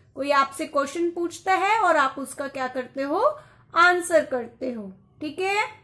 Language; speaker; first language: Hindi; non-native, local second language; Gujarati